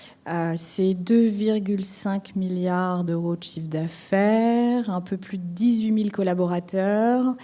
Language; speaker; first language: French; native; French